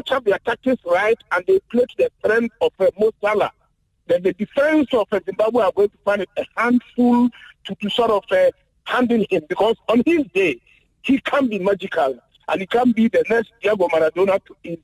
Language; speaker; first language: English; non-native, local second language; Akan